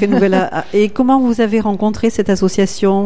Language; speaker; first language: French; native; French